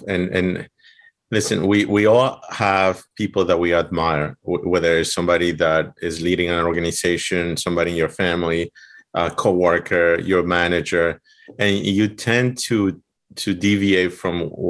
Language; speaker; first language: English; non-native, fluent; Spanish